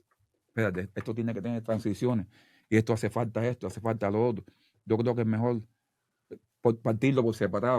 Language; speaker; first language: Spanish; native; Spanish